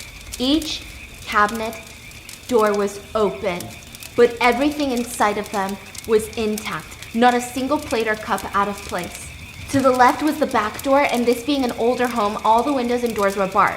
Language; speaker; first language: English; native; English